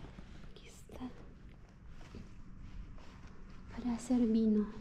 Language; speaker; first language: Spanish; non-native, learner; Filipino